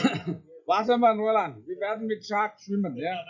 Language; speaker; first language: German; non-native, fluent; Indonesian